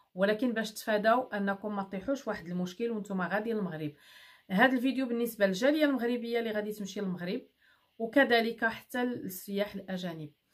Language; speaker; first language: Arabic; native; Arabic